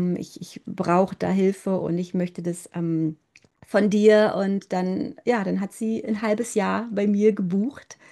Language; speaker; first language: German; native; German